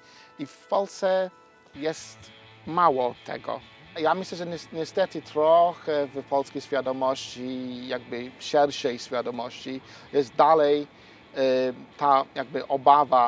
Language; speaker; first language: Polish; non-native, fluent; English